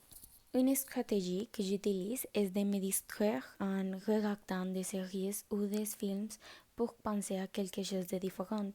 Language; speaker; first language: French; non-native, learner; Spanish